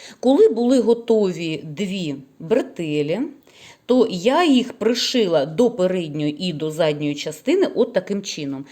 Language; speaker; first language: Ukrainian; non-native, local second language; Russian